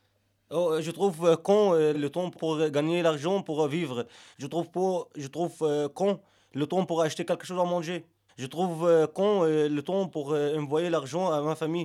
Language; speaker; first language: French; non-native, learner; Arabic